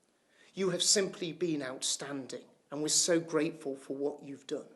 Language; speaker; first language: English; native; English